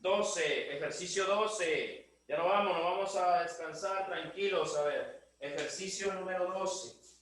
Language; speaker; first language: Spanish; native; Spanish